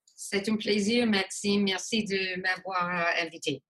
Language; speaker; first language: French; non-native, local second language; English